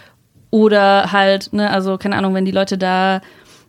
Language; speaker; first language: German; native; German